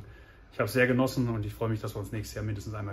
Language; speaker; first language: German; native; German